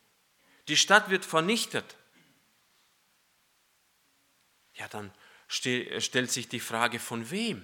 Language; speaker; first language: German; non-native, fluent; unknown